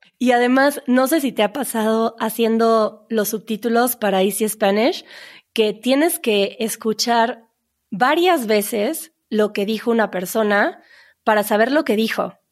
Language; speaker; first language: Spanish; native; Spanish